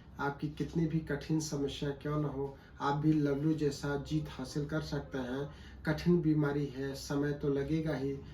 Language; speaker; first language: Hindi; native; Hindi